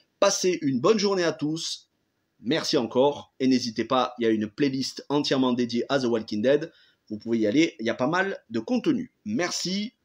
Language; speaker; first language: French; native; French